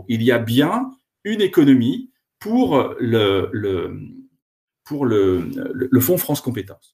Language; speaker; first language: French; native; French